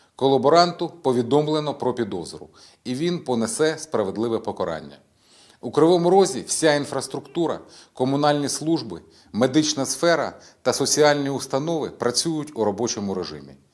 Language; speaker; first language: Ukrainian; non-native, local second language; Russian